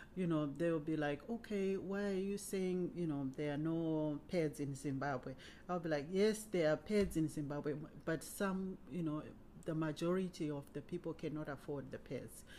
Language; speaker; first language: English; non-native, local second language; Shona